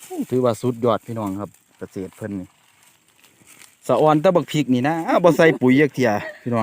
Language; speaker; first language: Thai; non-native, local second language; Northeastern Thai